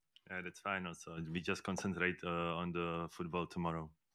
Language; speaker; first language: English; non-native, fluent; Czech